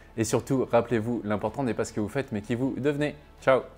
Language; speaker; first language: French; native; French